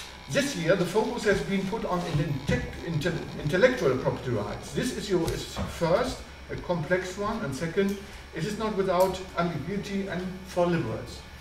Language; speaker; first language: English; non-native, fluent; German